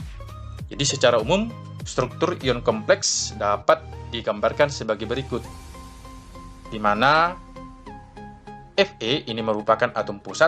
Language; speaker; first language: Indonesian; native; Indonesian